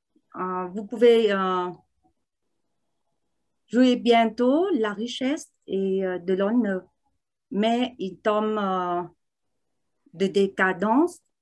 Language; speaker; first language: French; non-native, learner; Vietnamese